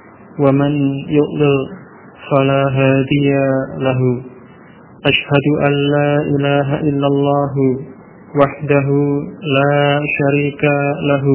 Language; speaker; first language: Arabic; non-native, fluent; Indonesian